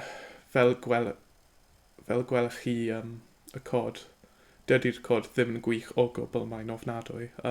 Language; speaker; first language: Welsh; non-native, learner; English